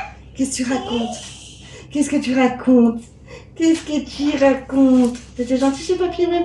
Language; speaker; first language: French; native; French